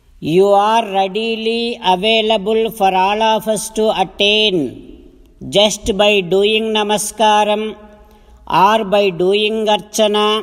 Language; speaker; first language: English; non-native, local second language; Telugu